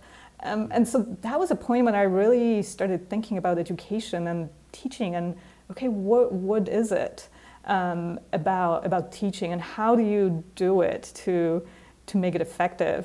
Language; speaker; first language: English; non-native, fluent; Polish